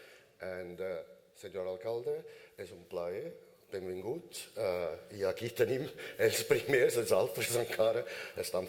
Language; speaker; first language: Catalan; non-native, fluent; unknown